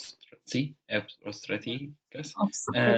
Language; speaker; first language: Spanish; non-native, learner; English